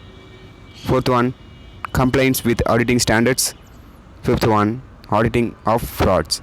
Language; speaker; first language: English; non-native, local second language; Tamil